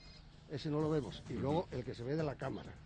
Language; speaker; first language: Spanish; native; Spanish